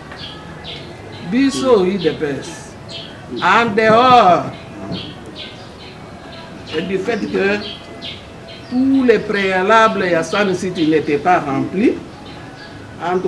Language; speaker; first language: French; non-native, local second language; Lingala